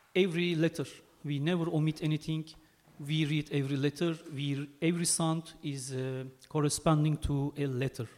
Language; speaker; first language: English; non-native, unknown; Turkish